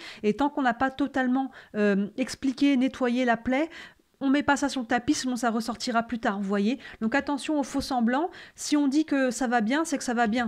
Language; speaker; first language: French; native; French